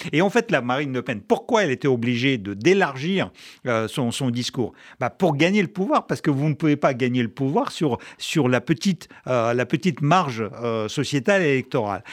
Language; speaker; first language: French; non-native, fluent; Russian